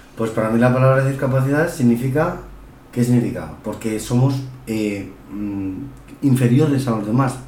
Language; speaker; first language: Spanish; early bilingual, other home language; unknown